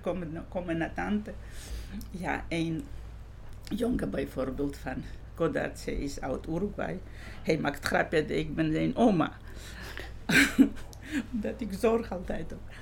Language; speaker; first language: Dutch; non-native, fluent; Georgian